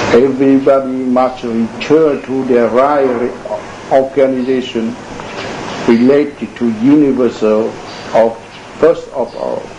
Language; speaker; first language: English; non-native, learner; Vietnamese